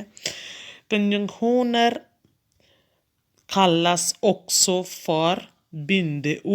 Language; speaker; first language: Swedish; non-native, fluent; Urdu